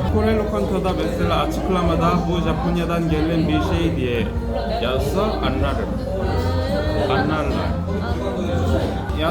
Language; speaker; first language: Turkish; non-native, learner; Korean